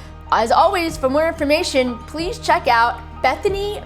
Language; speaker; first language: English; native; English